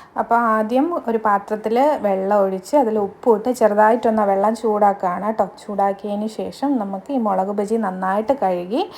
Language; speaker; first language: Malayalam; native; Malayalam